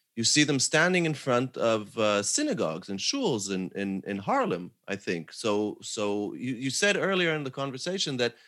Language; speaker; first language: English; non-native, fluent; Hebrew